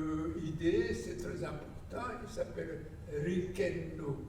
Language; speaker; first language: French; non-native, learner; Japanese